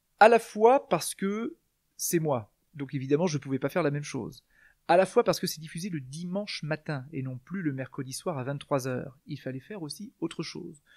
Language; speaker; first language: French; native; French